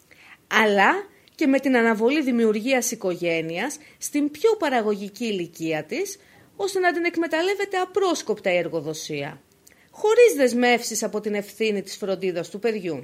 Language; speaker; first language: Greek; native; Greek